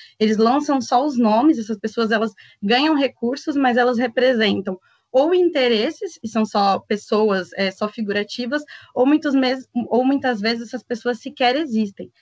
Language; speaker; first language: Portuguese; native; Portuguese